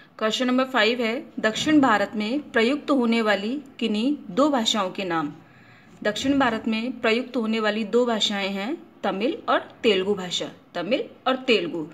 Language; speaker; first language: Hindi; native; Hindi